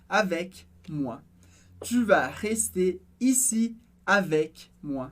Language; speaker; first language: French; non-native, fluent; Portuguese